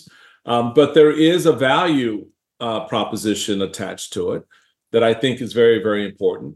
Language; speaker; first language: English; native; English